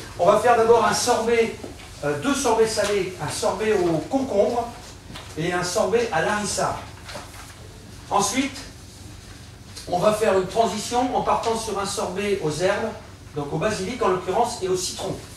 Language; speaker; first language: French; native; French